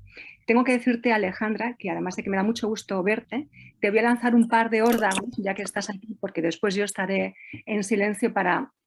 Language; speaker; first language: Spanish; native; Spanish